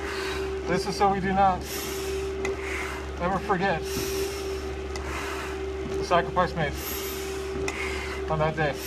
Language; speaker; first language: English; native; English